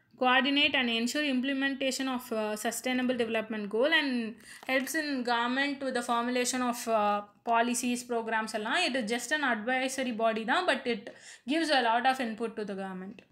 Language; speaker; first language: English; non-native, local second language; Tamil